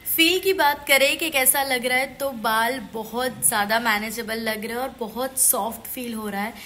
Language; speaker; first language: Hindi; non-native, local second language; Gujarati